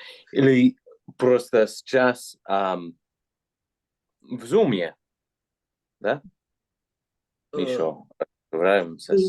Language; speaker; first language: Russian; non-native, learner; English